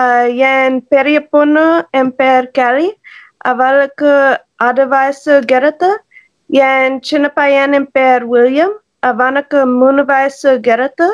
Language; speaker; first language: Tamil; non-native, learner; English